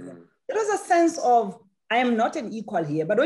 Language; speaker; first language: English; non-native, local second language; Tswana